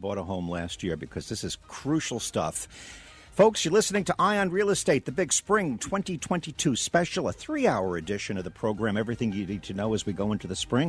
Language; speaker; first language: English; native; English